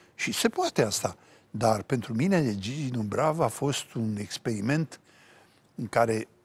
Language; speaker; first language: Romanian; native; Romanian